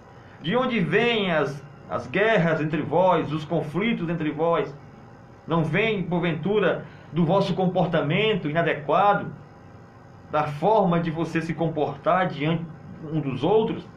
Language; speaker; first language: Portuguese; native; Portuguese